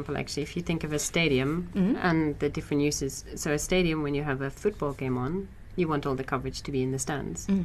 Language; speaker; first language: English; native; English